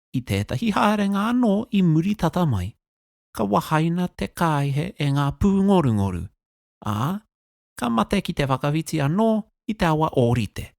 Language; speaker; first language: Māori; non-native, local second language; English